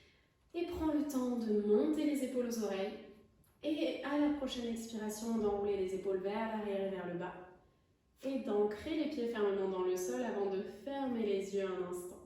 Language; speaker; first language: French; native; French